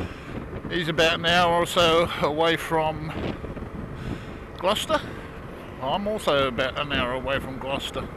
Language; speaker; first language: English; native; English